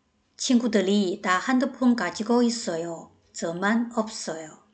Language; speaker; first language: Korean; non-native, fluent; Chinese